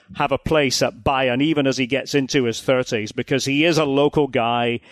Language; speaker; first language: English; native; English